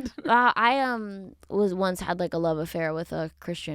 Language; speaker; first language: English; native; English